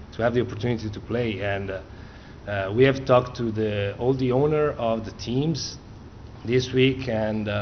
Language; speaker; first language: English; non-native, fluent; Italian